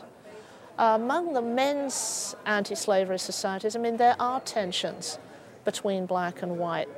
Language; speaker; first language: English; native; English